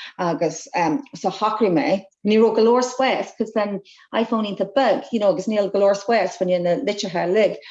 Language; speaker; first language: Irish; non-native, local second language; English